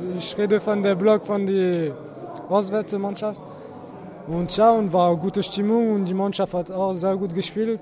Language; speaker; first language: German; non-native, learner; French